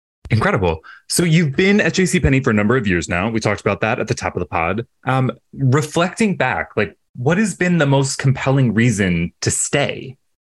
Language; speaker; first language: English; native; English